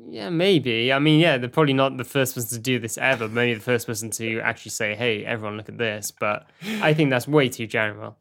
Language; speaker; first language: English; native; English